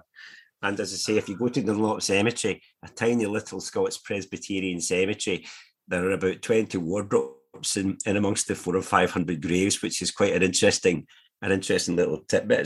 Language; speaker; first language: English; native; English